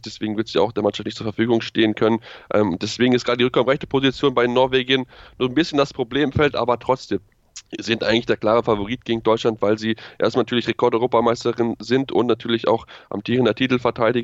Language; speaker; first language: German; native; German